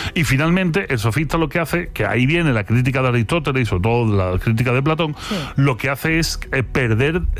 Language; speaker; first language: Spanish; native; Spanish